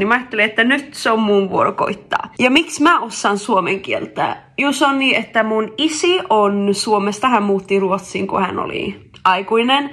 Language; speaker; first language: Finnish; early bilingual, heritage; Finnish